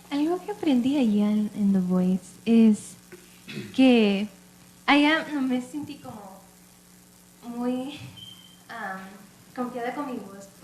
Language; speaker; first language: Spanish; early bilingual, other home language; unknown